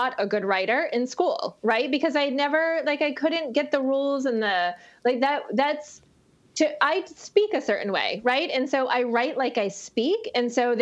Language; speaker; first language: English; native; English